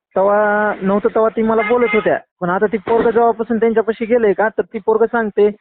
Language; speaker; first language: Marathi; native; Marathi